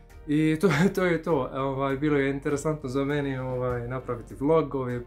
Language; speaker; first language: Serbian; non-native, learner; Arabic